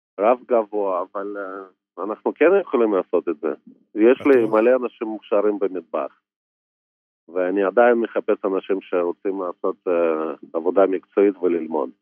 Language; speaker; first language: Hebrew; non-native, fluent; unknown